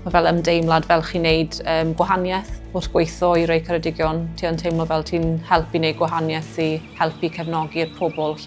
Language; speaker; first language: Welsh; native; Welsh